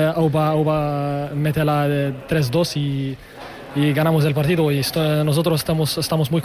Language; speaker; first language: Spanish; non-native, learner; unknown